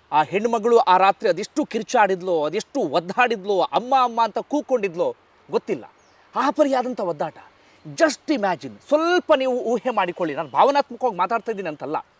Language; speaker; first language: Kannada; native; Kannada